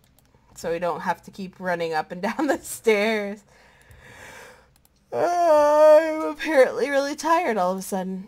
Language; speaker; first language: English; native; English